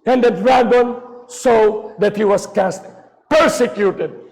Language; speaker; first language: English; non-native, local second language; Filipino